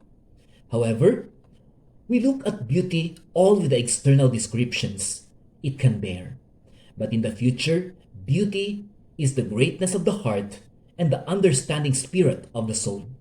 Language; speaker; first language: English; non-native, local second language; Hiligaynon